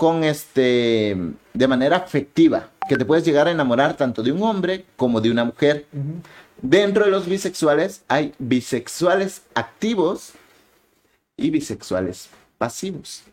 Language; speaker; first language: Spanish; native; Spanish